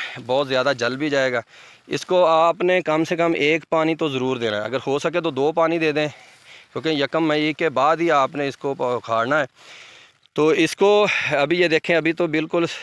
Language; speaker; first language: Urdu; native; Urdu